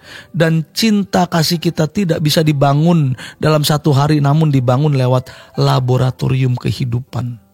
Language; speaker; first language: Indonesian; native; Indonesian